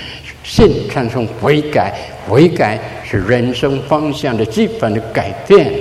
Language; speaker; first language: Chinese; native; Chinese